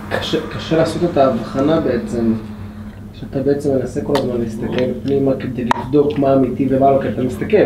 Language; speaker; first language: Hebrew; native; Hebrew